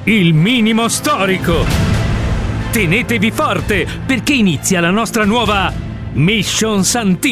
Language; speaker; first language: Italian; native; Italian